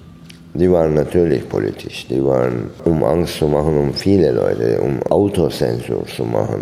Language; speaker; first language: German; non-native, fluent; Turkish